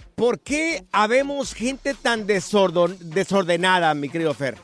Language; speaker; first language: Spanish; native; Spanish